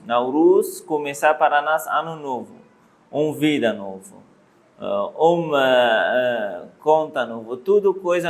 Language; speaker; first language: Portuguese; non-native, learner; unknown